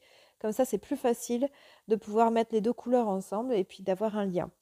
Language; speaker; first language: French; native; French